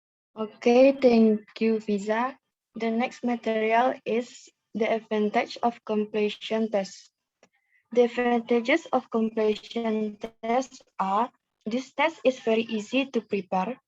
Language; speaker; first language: English; non-native, learner; Indonesian